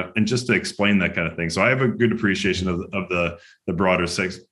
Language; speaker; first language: English; native; English